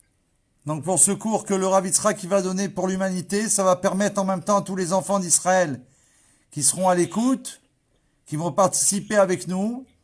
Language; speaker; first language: French; native; French